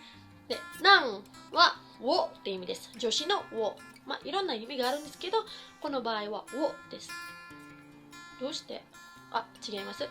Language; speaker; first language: Japanese; non-native, fluent; Filipino